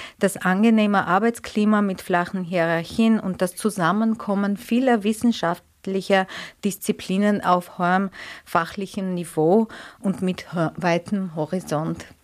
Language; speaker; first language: German; non-native, fluent; Armenian